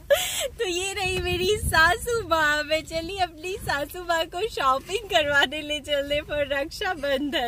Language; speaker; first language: Hindi; native; Hindi